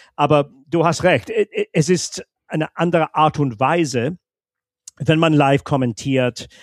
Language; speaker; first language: German; non-native, fluent; English